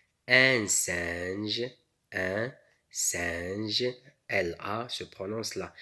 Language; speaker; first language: French; non-native, local second language; Arabic